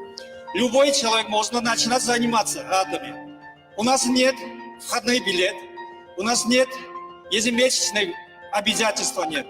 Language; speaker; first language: Russian; non-native, learner; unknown